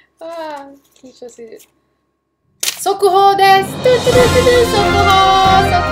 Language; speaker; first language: Japanese; early bilingual, heritage; English